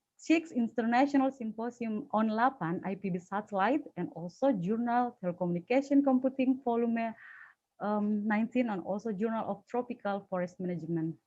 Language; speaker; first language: English; non-native, fluent; Indonesian